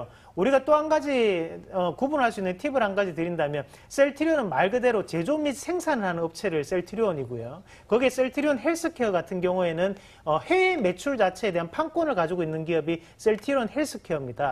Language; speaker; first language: Korean; native; Korean